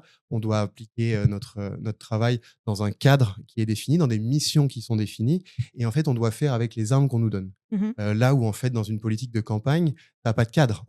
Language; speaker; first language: French; native; French